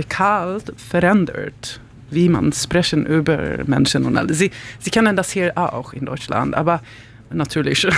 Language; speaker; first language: German; non-native, learner; Swedish